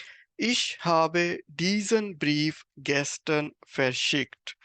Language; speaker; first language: German; non-native, fluent; Urdu